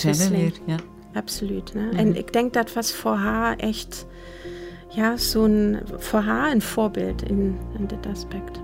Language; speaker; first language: Dutch; non-native, fluent; German